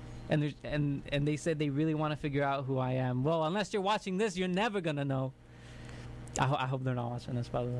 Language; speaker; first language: English; early bilingual, other home language; Spanish